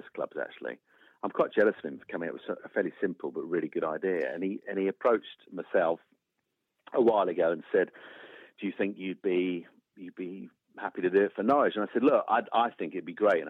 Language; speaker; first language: English; native; English